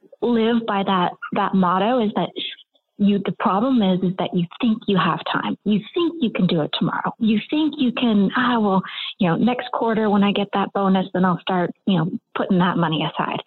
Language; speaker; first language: English; native; English